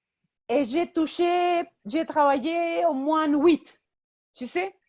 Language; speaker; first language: French; non-native, fluent; Spanish